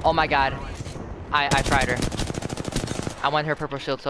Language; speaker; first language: English; native; English